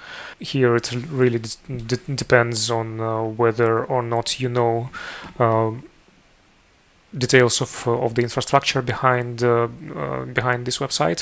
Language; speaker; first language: English; non-native, fluent; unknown